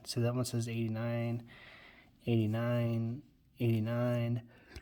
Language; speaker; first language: English; native; English